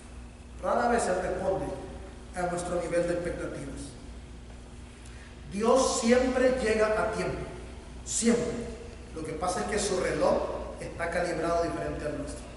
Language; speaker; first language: Spanish; native; Spanish